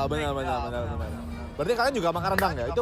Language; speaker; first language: Indonesian; native; Indonesian